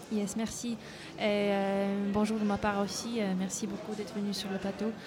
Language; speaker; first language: French; non-native, fluent; Estonian